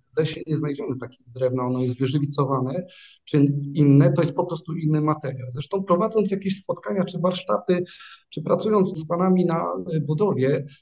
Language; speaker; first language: Polish; native; Polish